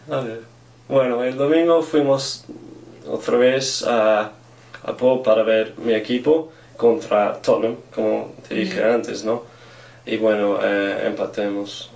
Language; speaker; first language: Spanish; non-native, learner; English